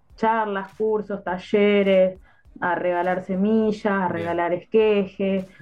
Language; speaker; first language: Spanish; native; Spanish